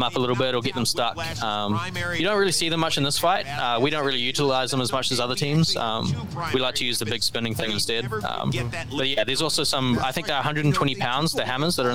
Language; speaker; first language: English; native; English